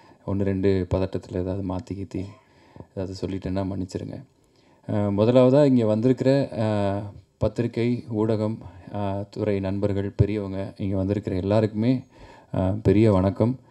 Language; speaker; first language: Tamil; native; Tamil